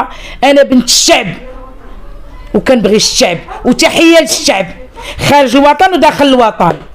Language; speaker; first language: Arabic; native; Arabic